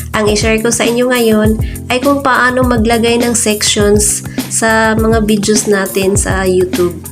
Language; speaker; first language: Filipino; non-native, local second language; Cebuano